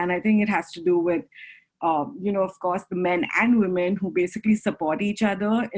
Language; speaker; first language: English; non-native, local second language; Hindi